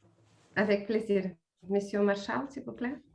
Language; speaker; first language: French; non-native, fluent; Portuguese